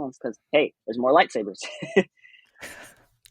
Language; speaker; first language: English; native; English